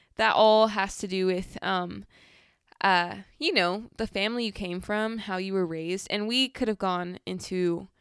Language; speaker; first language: English; native; English